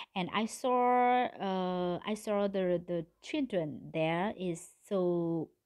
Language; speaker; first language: English; non-native, learner; Vietnamese